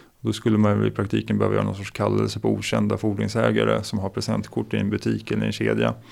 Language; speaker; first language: Swedish; native; Swedish